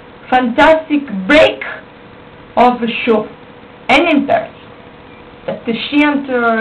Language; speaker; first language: English; non-native, learner; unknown